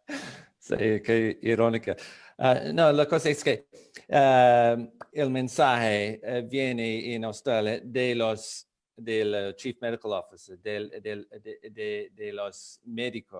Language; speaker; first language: Spanish; non-native, fluent; English